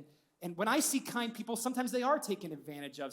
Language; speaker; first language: English; native; English